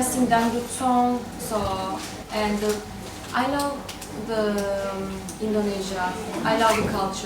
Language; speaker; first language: English; non-native, learner; Turkish